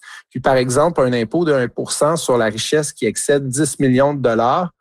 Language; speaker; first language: French; native; French